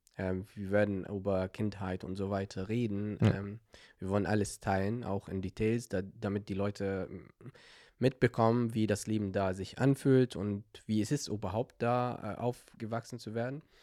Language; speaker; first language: German; non-native, fluent; Arabic